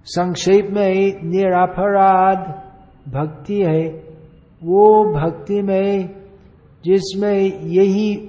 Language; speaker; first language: Hindi; non-native, fluent; English